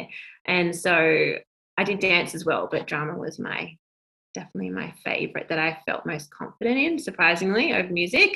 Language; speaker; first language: English; native; English